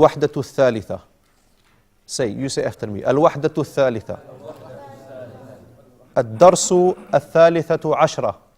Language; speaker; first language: Arabic; non-native, fluent; English